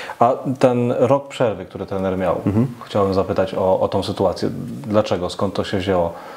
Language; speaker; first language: Polish; native; Polish